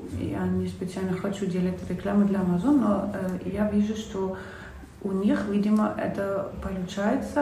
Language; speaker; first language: Russian; non-native, fluent; German